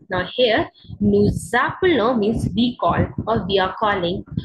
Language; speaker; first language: English; non-native, local second language; Hindi